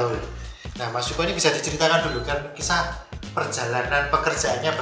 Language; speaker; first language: Indonesian; non-native, local second language; Javanese